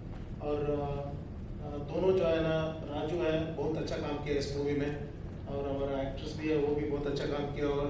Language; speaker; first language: Hindi; non-native, learner; Kannada